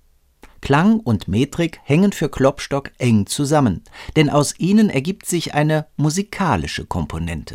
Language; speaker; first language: German; native; German